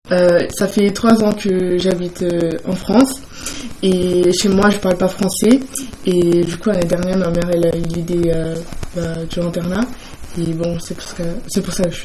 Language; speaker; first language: French; non-native, fluent; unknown